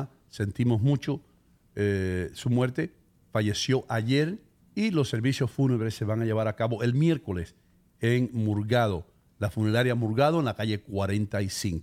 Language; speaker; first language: Spanish; native; Spanish